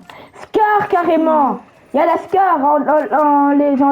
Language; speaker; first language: French; native; French